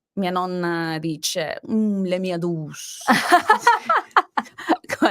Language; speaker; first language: Italian; non-native, learner; English